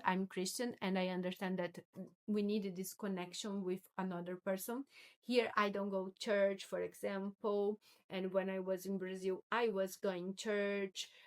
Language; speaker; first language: English; non-native, learner; Portuguese